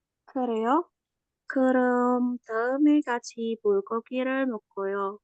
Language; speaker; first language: Korean; non-native, learner; Indonesian